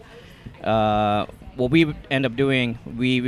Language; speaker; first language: English; non-native, local second language; Hindi